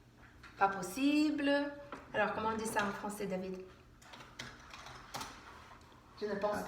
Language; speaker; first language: French; non-native, fluent; English